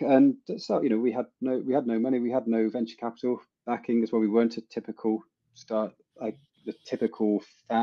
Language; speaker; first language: English; native; English